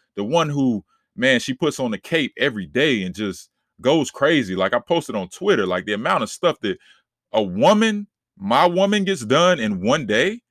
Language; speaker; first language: English; native; English